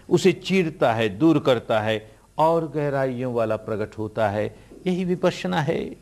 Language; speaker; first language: Hindi; early bilingual, heritage; Hindi